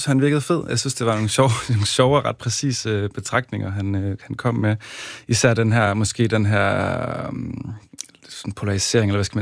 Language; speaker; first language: Danish; native; Danish